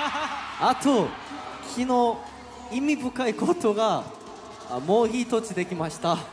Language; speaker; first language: Japanese; non-native, learner; Korean